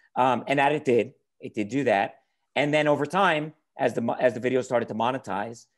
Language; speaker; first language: English; native; English